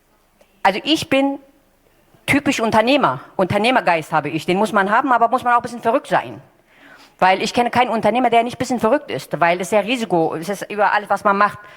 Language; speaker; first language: German; non-native, fluent; Turkish